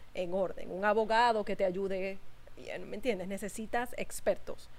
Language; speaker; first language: Spanish; native; Spanish